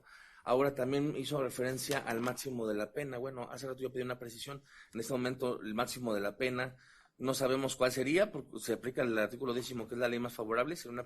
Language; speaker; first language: Spanish; native; Spanish